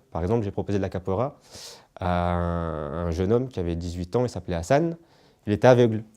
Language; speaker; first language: French; native; French